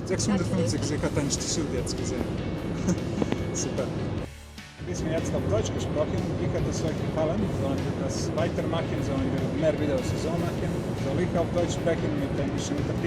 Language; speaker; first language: German; non-native, learner; Serbian